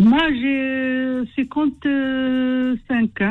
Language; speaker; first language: French; non-native, learner; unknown